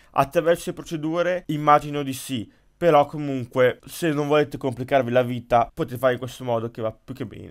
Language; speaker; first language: Italian; native; Italian